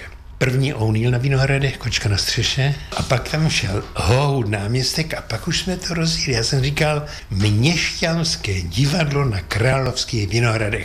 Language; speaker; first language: Czech; native; Czech